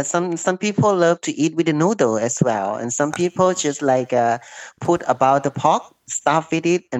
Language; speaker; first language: English; non-native, learner; Thai